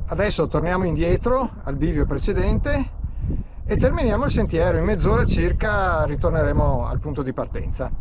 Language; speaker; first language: Italian; native; Italian